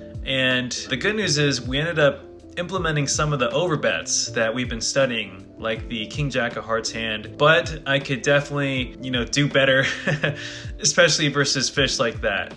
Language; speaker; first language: English; native; English